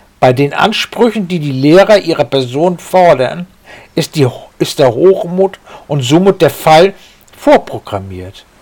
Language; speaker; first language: German; native; German